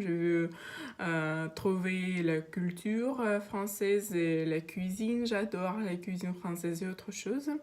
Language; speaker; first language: French; non-native, learner; Russian